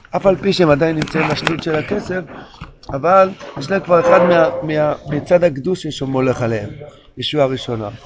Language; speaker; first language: Hebrew; non-native, local second language; Yiddish